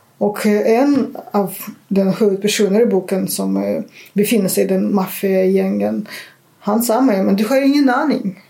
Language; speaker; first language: Swedish; non-native, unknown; Russian